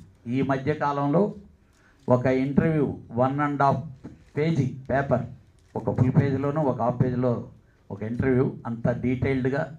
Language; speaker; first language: Telugu; native; Telugu